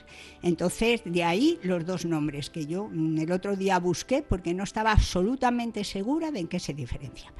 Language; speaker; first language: Spanish; native; Spanish